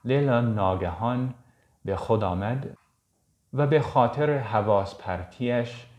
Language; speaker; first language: Persian; non-native, learner; English